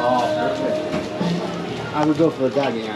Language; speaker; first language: English; non-native, fluent; Swedish